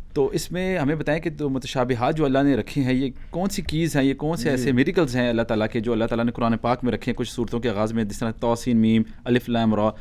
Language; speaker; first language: Urdu; native; Urdu